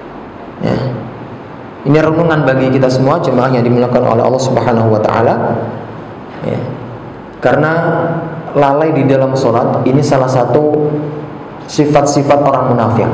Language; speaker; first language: Indonesian; native; Indonesian